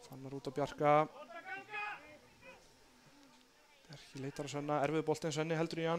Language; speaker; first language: Icelandic; native; Icelandic